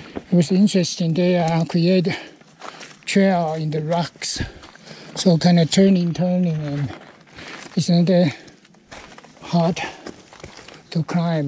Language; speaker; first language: English; non-native, fluent; Chinese